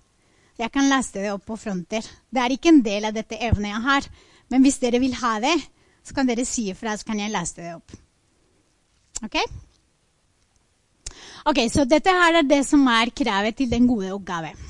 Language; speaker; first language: Norwegian; non-native, fluent; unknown